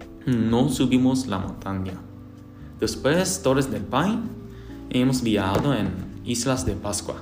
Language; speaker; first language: Spanish; non-native, learner; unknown